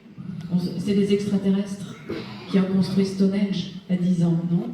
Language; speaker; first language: French; native; French